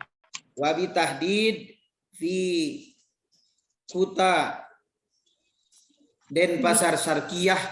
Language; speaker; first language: Arabic; non-native, learner; Indonesian